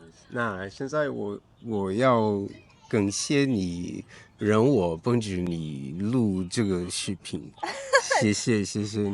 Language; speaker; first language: Chinese; non-native, learner; Portuguese